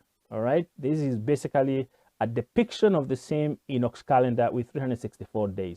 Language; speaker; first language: English; non-native, local second language; Kikuyu